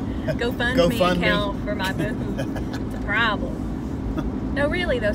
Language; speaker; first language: English; native; English